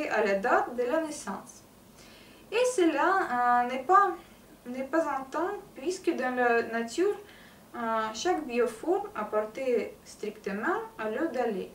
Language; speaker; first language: French; non-native, learner; Russian